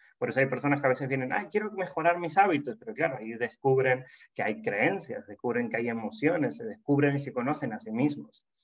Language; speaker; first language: Spanish; native; Spanish